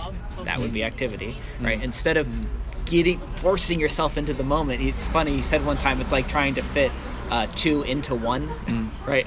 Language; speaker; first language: English; native; English